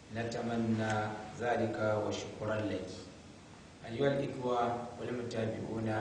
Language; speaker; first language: Arabic; non-native, fluent; Hausa